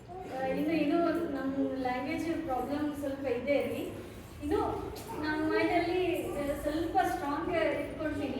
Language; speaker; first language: Kannada; non-native, learner; Telugu